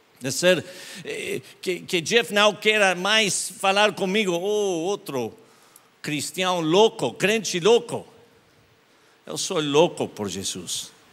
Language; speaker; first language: Portuguese; non-native, learner; English